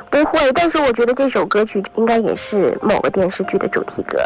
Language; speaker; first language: Chinese; native; Chinese